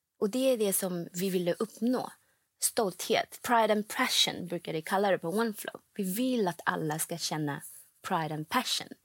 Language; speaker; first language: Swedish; non-native, fluent; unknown